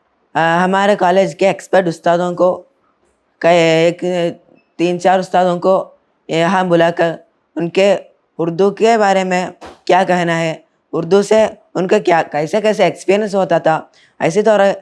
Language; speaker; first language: Hindi; non-native, learner; Malayalam